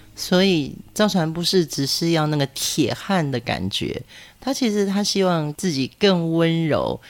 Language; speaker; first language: Chinese; non-native, local second language; Min Nan Chinese